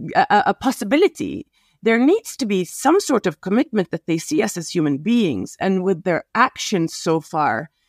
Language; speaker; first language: English; non-native, fluent; Arabic